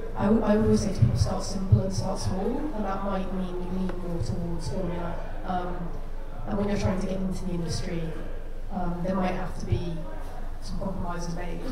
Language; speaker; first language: English; native; English